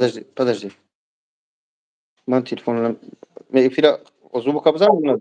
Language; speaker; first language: Russian; non-native, learner; Tajik